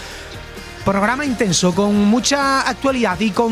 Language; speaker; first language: Spanish; native; Spanish